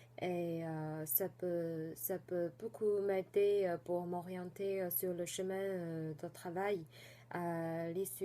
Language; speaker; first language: French; non-native, fluent; Chinese